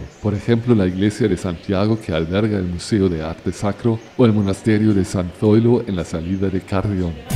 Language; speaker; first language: Spanish; non-native, fluent; German